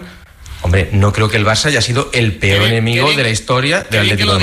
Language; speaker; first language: Spanish; native; Spanish